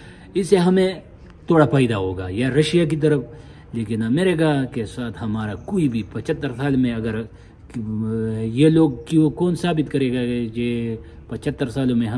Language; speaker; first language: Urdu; non-native, local second language; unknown